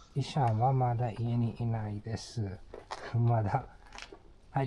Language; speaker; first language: Japanese; non-native, learner; English